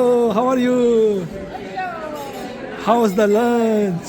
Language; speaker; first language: English; non-native, learner; Tibetan